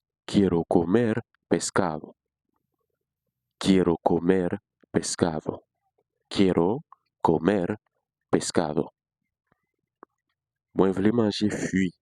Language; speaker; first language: Spanish; non-native, fluent; Haitian Creole